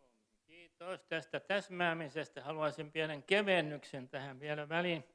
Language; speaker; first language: Finnish; native; Finnish